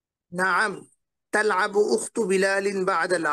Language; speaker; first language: Arabic; non-native, learner; Bangla